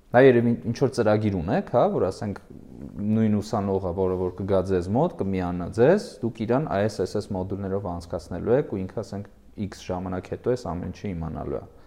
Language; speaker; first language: Armenian; native; Armenian